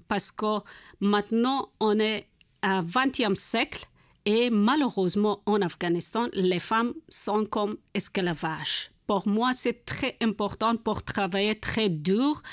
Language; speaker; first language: French; non-native, learner; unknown